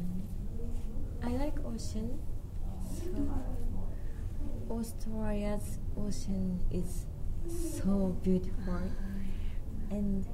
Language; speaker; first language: English; non-native, learner; Japanese